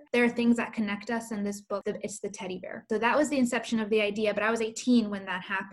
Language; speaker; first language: English; early bilingual, other home language; Spanish